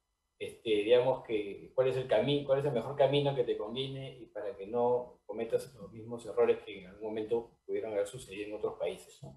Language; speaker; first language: Spanish; native; Spanish